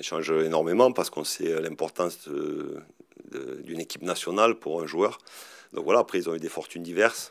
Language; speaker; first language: French; native; French